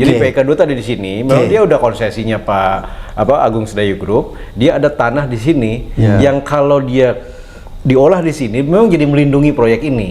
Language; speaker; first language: Indonesian; native; Indonesian